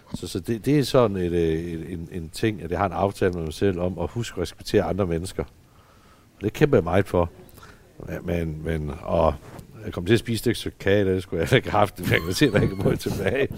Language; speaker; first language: Danish; native; Danish